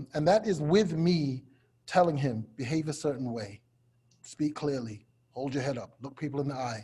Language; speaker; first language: English; native; English